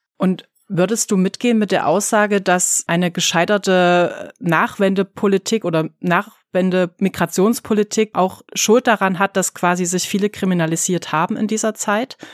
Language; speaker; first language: German; native; German